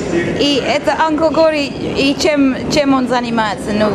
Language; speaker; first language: Russian; non-native, learner; English